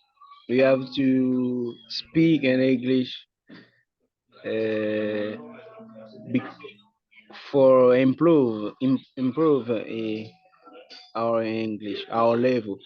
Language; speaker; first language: English; non-native, learner; Haitian Creole